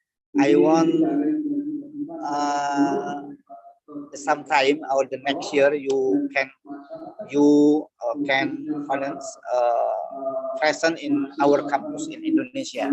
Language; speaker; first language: English; non-native, learner; Indonesian